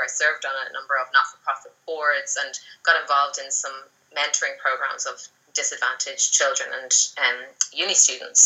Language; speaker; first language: English; native; English